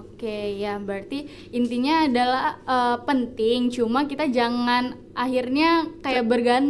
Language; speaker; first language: Indonesian; native; Indonesian